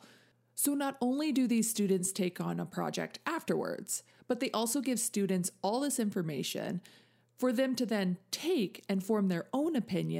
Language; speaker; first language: English; native; English